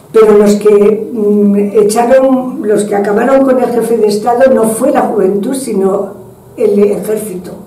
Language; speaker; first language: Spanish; non-native, fluent; French